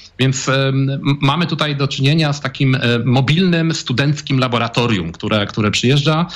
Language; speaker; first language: Polish; native; Polish